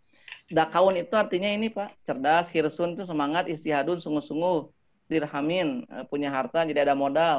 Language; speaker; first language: Indonesian; native; Indonesian